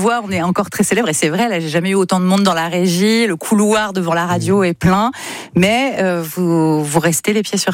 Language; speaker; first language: French; native; French